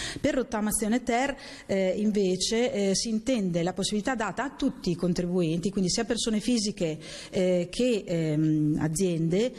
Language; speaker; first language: Italian; native; Italian